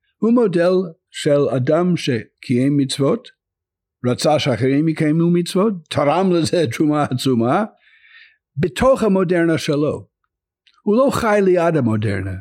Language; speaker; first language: Hebrew; non-native, fluent; English